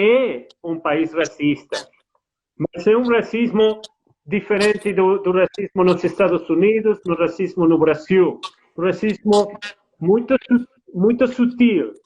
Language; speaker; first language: Portuguese; non-native, fluent; Spanish